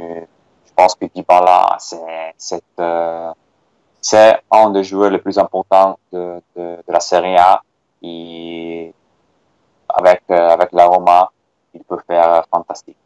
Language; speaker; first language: French; non-native, fluent; Italian